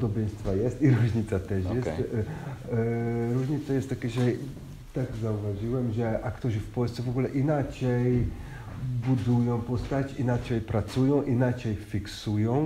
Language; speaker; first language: Polish; non-native, fluent; Hungarian